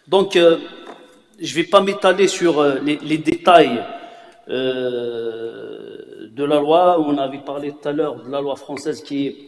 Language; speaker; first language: French; non-native, local second language; Kabyle